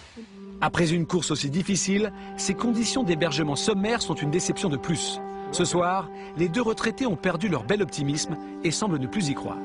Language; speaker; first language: French; native; French